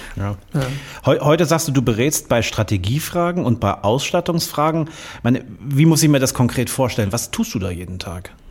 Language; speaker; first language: German; native; German